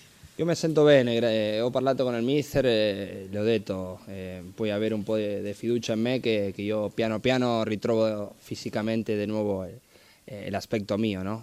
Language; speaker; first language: Italian; non-native, fluent; Spanish